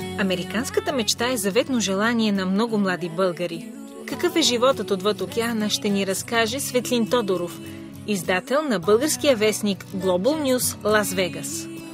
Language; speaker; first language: Bulgarian; native; Bulgarian